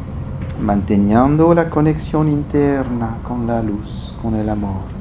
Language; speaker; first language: Spanish; non-native, fluent; French